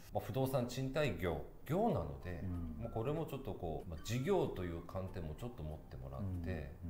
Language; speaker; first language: Japanese; native; Japanese